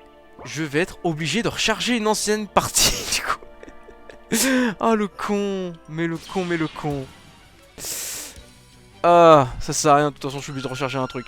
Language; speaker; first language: French; native; French